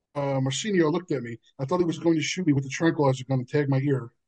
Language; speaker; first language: English; native; English